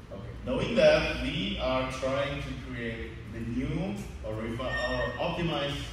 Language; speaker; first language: English; non-native, fluent; Indonesian